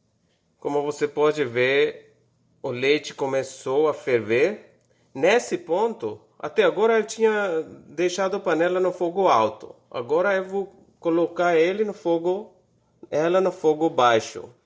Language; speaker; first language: Portuguese; non-native, fluent; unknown